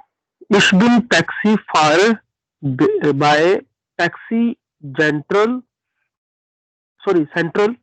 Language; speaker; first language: German; non-native, learner; Hindi